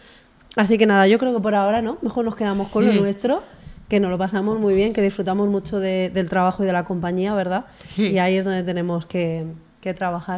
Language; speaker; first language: Spanish; native; Spanish